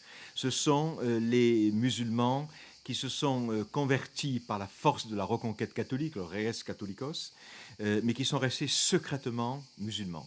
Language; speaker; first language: French; native; French